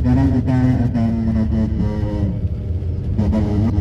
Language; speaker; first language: Indonesian; native; Indonesian